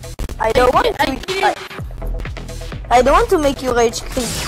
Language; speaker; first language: English; non-native, learner; French